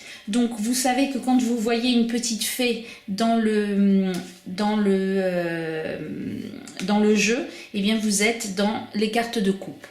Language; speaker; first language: French; native; French